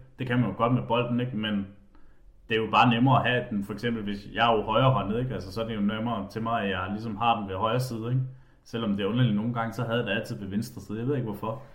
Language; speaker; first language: Danish; native; Danish